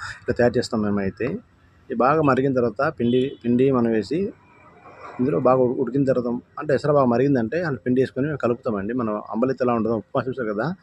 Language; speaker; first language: Telugu; non-native, local second language; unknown